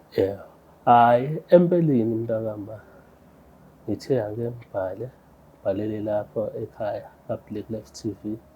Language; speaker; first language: Zulu; native; Zulu